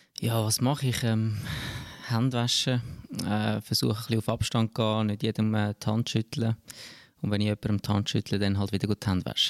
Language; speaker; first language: German; native; German